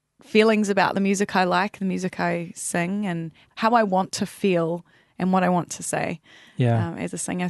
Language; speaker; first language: English; native; English